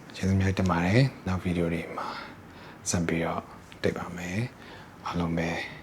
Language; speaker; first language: Burmese; early bilingual, heritage; Burmese